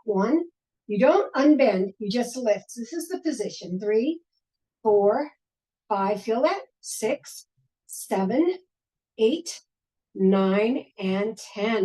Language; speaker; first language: English; native; English